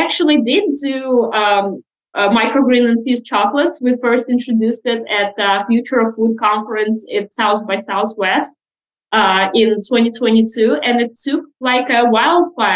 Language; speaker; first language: English; non-native, fluent; Russian